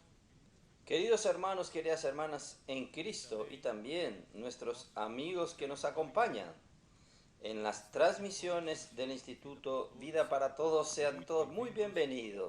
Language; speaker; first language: Spanish; non-native, fluent; Portuguese